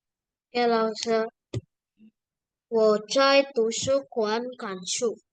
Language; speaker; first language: Chinese; non-native, learner; Indonesian